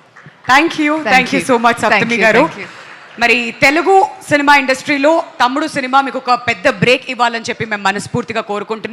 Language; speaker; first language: Telugu; native; Telugu